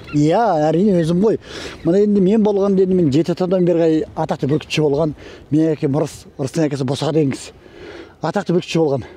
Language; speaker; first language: Kazakh; early bilingual, heritage; Kazakh